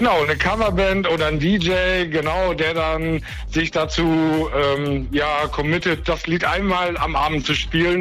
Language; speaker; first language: German; native; German